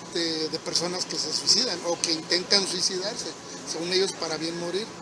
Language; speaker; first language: Spanish; native; Spanish